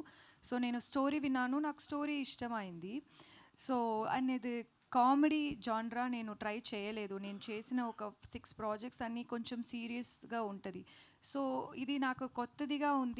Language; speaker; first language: Telugu; non-native, local second language; Tamil